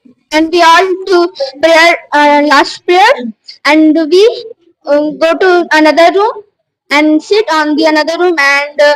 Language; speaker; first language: English; non-native, learner; Hindi